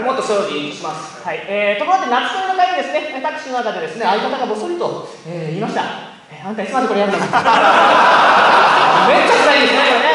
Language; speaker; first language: Japanese; native; Japanese